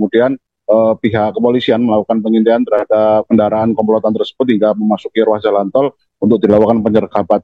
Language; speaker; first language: Indonesian; native; Indonesian